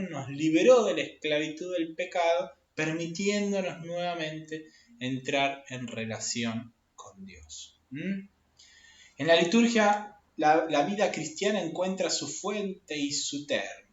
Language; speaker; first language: Spanish; native; Spanish